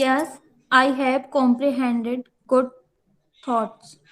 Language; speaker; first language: English; non-native, learner; Hindi